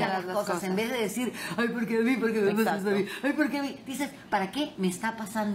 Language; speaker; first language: Spanish; native; Spanish